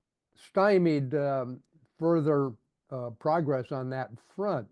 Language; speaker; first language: English; native; English